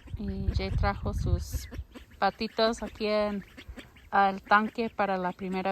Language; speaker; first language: Spanish; non-native, learner; English